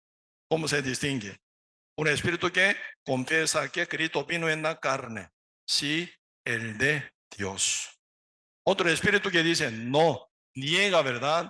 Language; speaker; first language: Spanish; non-native, learner; Korean